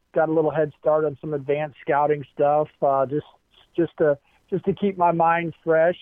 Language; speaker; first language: English; native; English